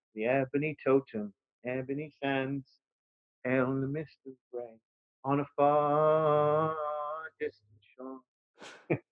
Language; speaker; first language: English; native; English